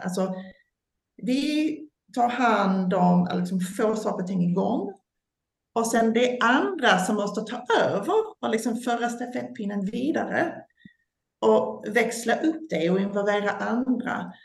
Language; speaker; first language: Swedish; non-native, fluent; English